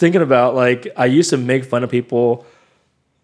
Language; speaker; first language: English; native; English